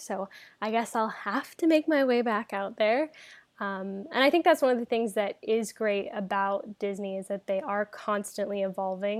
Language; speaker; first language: English; native; English